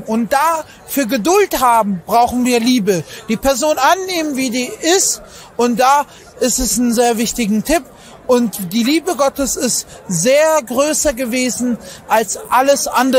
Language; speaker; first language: German; non-native, fluent; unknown